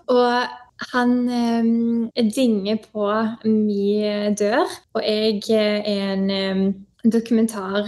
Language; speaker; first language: Norwegian; native; Norwegian